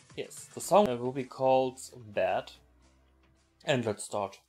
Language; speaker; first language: English; non-native, fluent; German